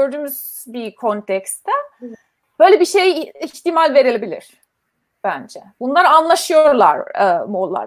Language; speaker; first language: Turkish; non-native, fluent; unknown